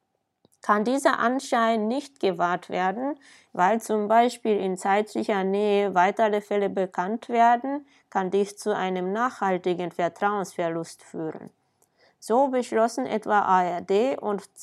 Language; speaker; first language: German; non-native, fluent; Japanese